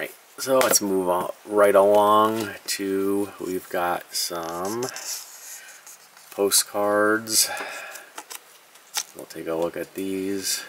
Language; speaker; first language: English; native; English